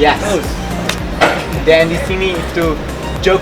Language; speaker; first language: Indonesian; non-native, local second language; English